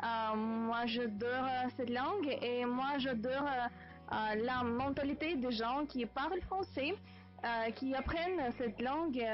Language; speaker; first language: French; non-native, fluent; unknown